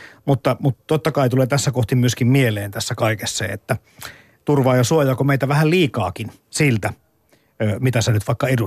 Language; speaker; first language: Finnish; native; Finnish